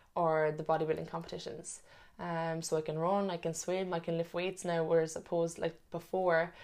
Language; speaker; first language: English; native; English